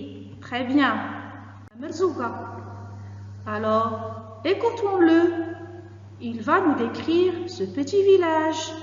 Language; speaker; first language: French; non-native, local second language; Arabic